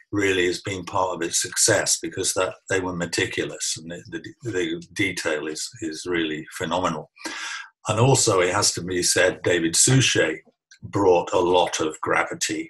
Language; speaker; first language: English; native; English